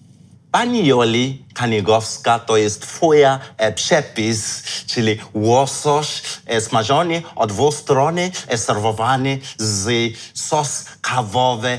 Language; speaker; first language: Polish; non-native, learner; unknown